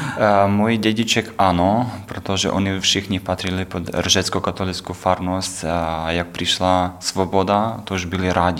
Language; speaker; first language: Czech; non-native, learner; Ukrainian